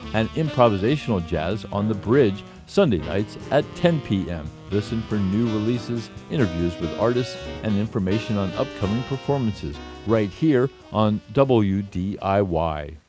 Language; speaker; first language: English; native; English